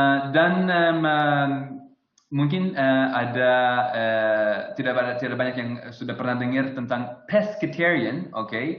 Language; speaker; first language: Indonesian; non-native, fluent; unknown